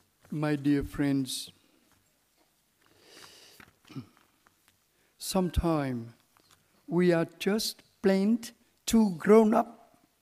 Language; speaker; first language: English; early bilingual, other home language; Vietnamese